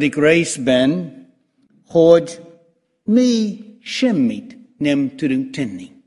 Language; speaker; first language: Hungarian; non-native, fluent; English